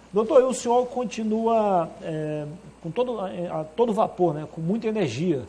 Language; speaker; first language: Portuguese; native; Portuguese